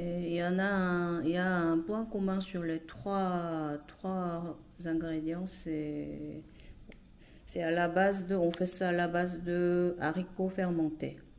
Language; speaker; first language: French; non-native, fluent; Korean